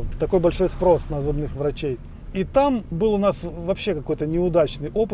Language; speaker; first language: Russian; native; Russian